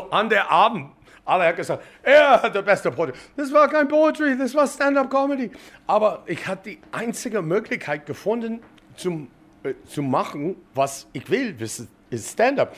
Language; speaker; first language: German; non-native, learner; English